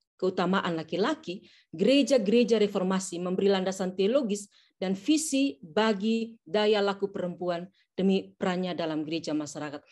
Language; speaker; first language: Indonesian; native; Indonesian